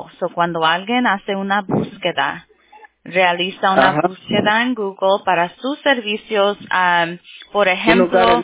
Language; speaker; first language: Spanish; early bilingual, heritage; Spanish